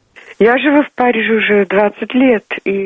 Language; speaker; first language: Russian; non-native, local second language; Turkmen